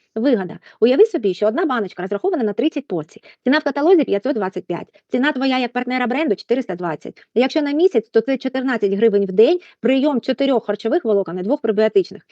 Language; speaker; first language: Ukrainian; non-native, local second language; Russian